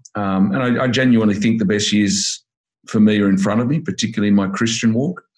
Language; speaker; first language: English; native; English